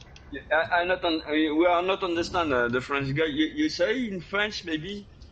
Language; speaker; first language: English; non-native, learner; French